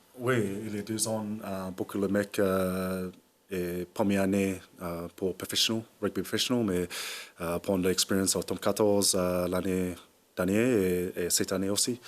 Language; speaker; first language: French; non-native, learner; English